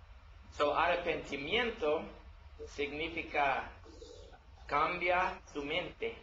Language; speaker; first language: Spanish; non-native, learner; English